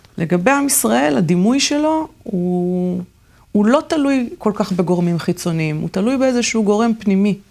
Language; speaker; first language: Hebrew; native; Hebrew